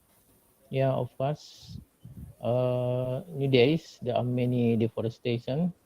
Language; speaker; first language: English; non-native, learner; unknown